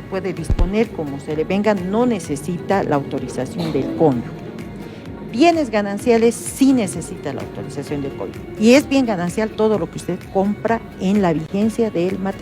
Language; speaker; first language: Spanish; native; Spanish